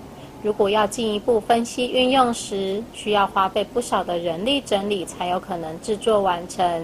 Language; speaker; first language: Chinese; native; Chinese